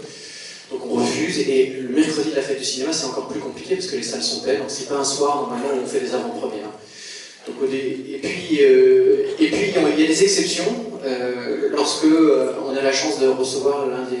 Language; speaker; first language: French; native; French